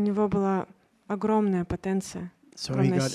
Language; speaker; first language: Russian; native; Russian